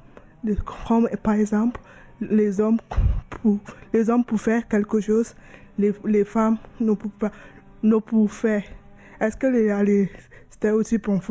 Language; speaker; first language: French; non-native, learner; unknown